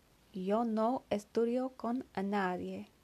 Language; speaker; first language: Spanish; non-native, learner; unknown